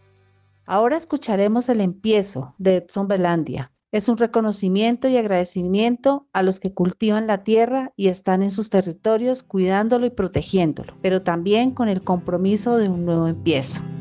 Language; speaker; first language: Spanish; native; Spanish